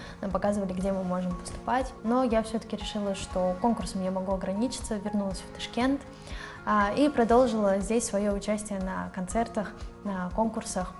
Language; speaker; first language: Russian; native; Russian